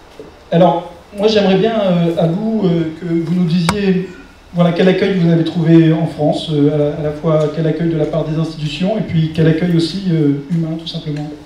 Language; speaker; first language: French; native; French